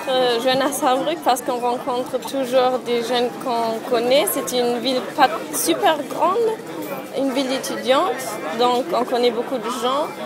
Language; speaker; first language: French; non-native, fluent; German